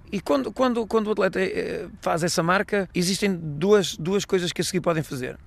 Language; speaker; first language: Portuguese; native; Portuguese